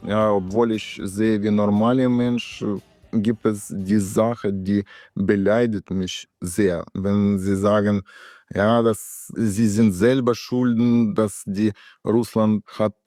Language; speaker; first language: German; non-native, learner; Russian